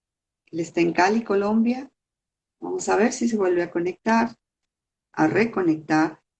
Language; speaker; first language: Spanish; native; Spanish